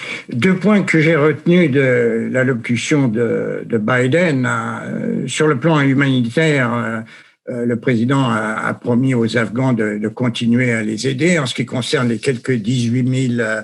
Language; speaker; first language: French; native; French